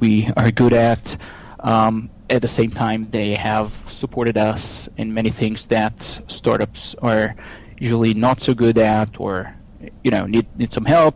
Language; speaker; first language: English; non-native, fluent; Hebrew